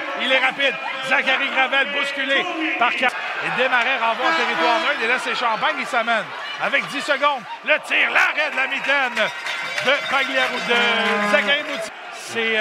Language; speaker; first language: French; native; French